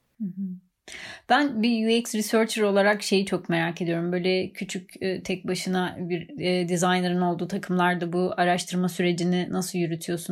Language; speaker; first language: Turkish; native; Turkish